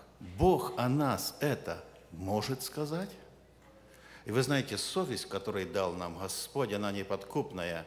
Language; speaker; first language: Russian; non-native, local second language; Ukrainian